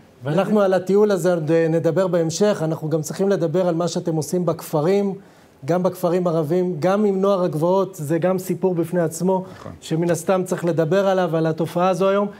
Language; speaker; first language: Hebrew; native; Hebrew